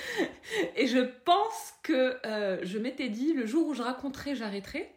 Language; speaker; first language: French; non-native, local second language; Arabic